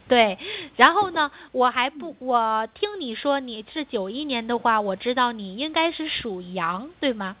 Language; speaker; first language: Chinese; native; Chinese